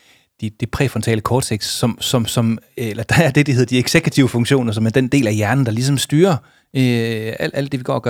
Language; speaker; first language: Danish; native; Danish